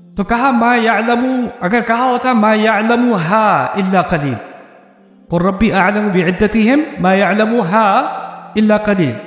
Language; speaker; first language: Urdu; early bilingual, heritage; Urdu